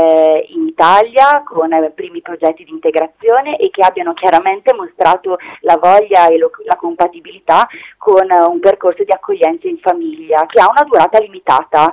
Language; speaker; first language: Italian; native; Italian